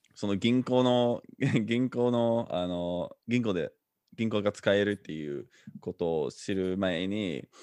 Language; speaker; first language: Japanese; non-native, fluent; English